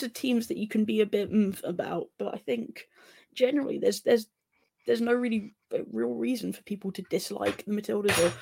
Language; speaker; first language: English; native; English